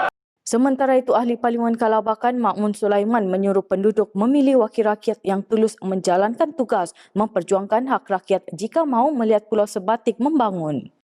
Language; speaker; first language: Malay; native; Malay